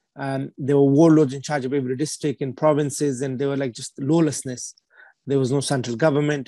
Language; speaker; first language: English; non-native, fluent; Persian